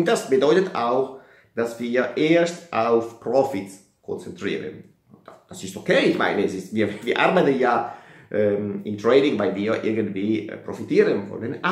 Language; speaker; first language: German; non-native, fluent; Italian